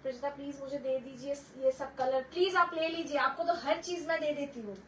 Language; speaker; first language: Hindi; non-native, local second language; Bangla